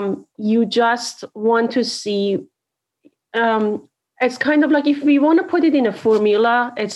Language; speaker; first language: English; non-native, fluent; Persian